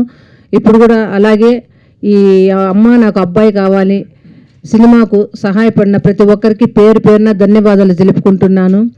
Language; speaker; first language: Telugu; native; Telugu